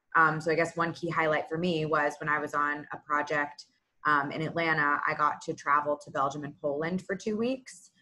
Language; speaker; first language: English; native; English